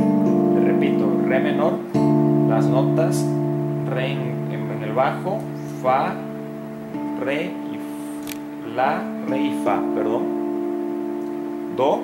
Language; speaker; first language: Spanish; native; Spanish